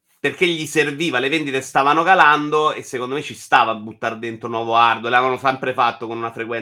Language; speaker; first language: Italian; native; Italian